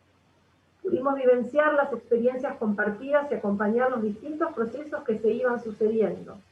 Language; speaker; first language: Spanish; native; Spanish